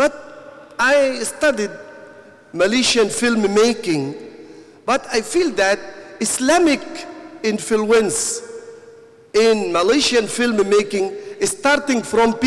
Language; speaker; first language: English; non-native, fluent; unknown